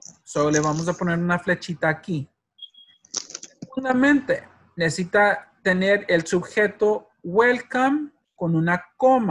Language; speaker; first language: Spanish; early bilingual, heritage; Spanish